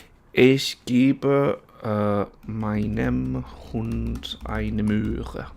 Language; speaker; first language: German; non-native, fluent; English